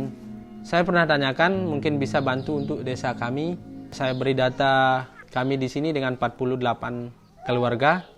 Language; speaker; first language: Indonesian; non-native, local second language; Sasak